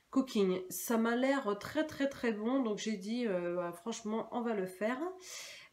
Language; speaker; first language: French; native; French